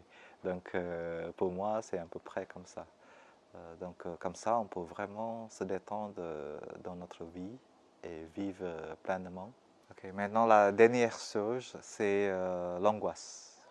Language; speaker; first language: French; non-native, fluent; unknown